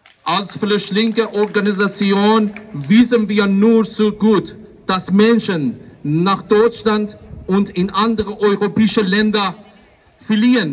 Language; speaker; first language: German; non-native, fluent; Persian